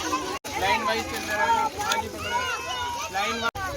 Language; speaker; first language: Hindi; native; Hindi